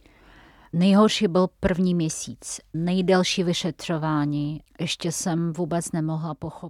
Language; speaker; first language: Czech; non-native, fluent; Tatar